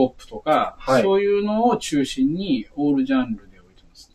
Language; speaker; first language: Japanese; native; Japanese